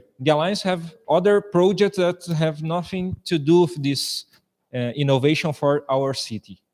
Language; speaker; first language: English; non-native, fluent; Portuguese